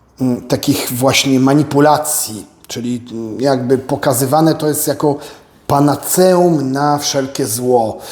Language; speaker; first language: Polish; native; Polish